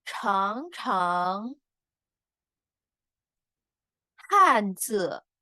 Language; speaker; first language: Chinese; non-native, fluent; Indonesian